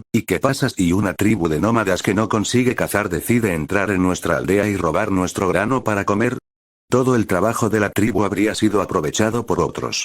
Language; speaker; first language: Spanish; native; Spanish